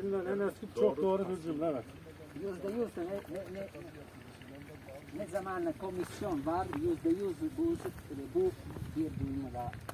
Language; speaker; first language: Turkish; non-native, learner; Italian